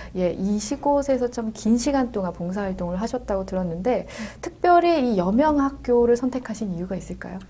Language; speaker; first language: Korean; native; Korean